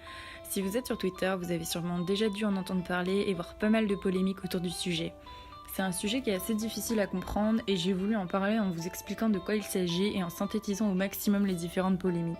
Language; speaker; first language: French; native; French